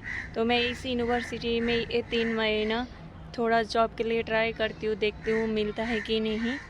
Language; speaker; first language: Hindi; non-native, learner; Bangla